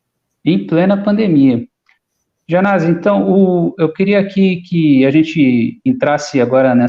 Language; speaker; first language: Portuguese; native; Portuguese